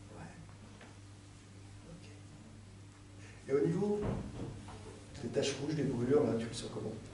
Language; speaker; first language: French; native; French